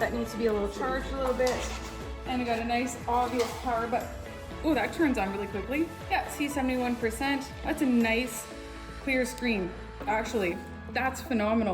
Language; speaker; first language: English; native; English